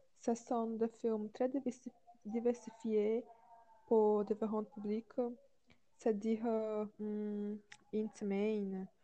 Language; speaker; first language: French; non-native, learner; Portuguese